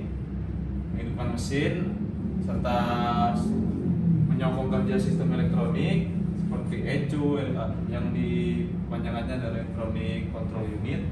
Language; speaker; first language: Indonesian; native; Indonesian